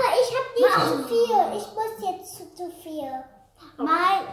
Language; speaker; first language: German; early bilingual, other home language; English